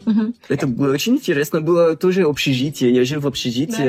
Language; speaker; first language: Russian; non-native, fluent; French